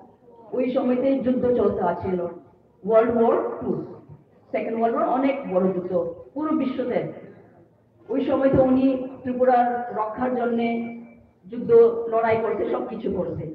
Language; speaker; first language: Bangla; non-native, local second language; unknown